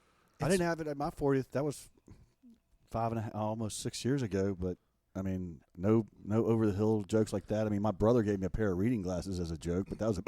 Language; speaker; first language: English; native; English